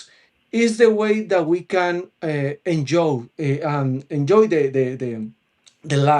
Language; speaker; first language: English; non-native, local second language; Spanish